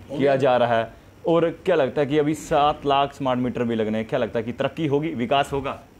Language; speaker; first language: Hindi; native; Hindi